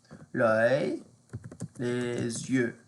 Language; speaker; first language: French; non-native, fluent; English